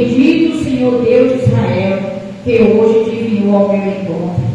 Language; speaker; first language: Portuguese; native; Portuguese